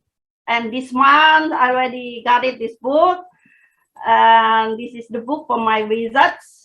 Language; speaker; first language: English; non-native, fluent; Indonesian